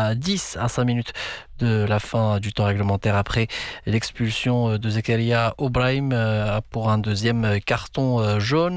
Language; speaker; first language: French; non-native, local second language; Arabic